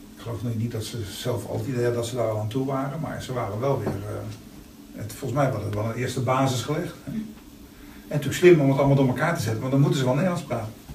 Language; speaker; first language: Dutch; native; Dutch